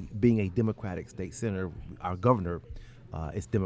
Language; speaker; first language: English; native; English